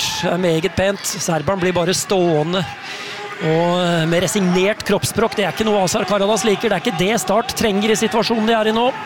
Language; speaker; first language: Norwegian; native; Norwegian